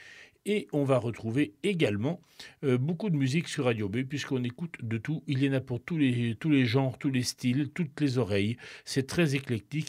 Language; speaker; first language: French; native; French